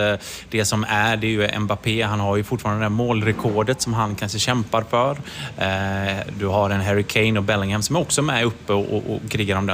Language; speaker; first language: Swedish; native; Swedish